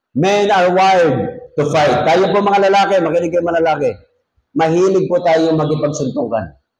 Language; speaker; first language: Filipino; non-native, local second language; Cebuano